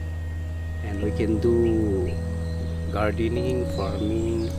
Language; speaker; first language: English; non-native, local second language; Filipino